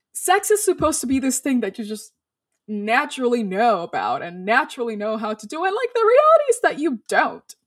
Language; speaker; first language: English; non-native, fluent; Spanish